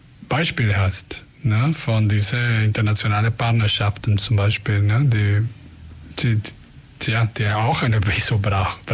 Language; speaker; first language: German; non-native, fluent; Spanish